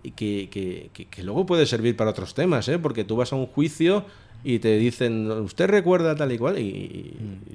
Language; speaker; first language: Spanish; native; Spanish